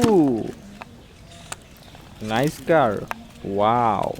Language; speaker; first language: English; non-native, learner; Indonesian